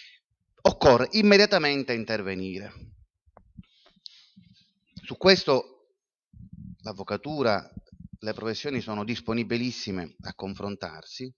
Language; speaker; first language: Italian; native; Italian